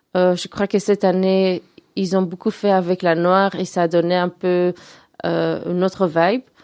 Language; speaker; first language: French; non-native, local second language; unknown